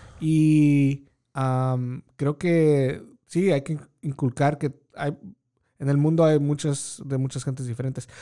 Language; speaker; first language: Spanish; early bilingual, heritage; Spanish